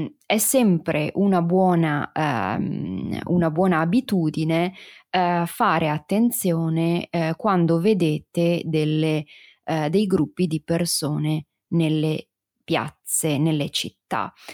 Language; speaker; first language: Italian; native; Italian